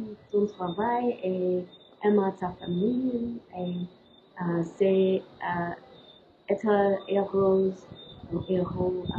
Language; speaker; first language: French; non-native, learner; English